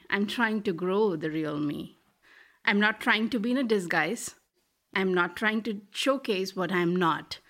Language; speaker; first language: English; non-native, local second language; Hindi